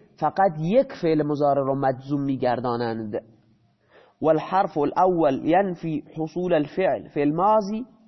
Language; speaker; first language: Persian; non-native, local second language; Baluchi